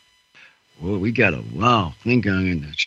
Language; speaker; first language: English; non-native, fluent; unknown